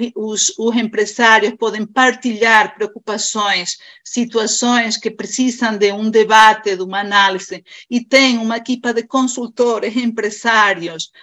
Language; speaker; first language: Portuguese; non-native, fluent; Spanish